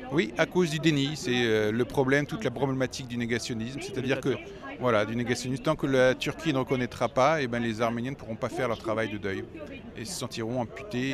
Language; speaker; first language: French; native; French